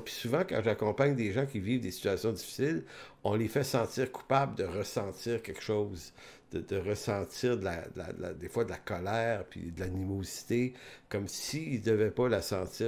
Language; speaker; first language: French; native; French